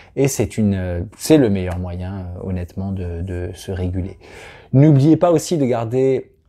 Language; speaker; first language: French; native; French